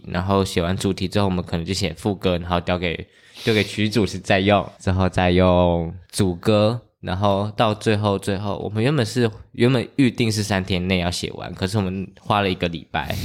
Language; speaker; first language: Chinese; native; Chinese